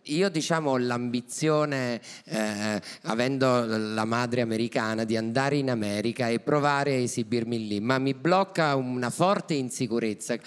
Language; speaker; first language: Italian; native; Italian